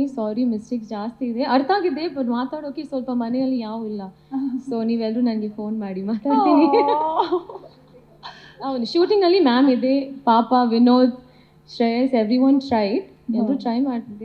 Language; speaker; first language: Kannada; non-native, learner; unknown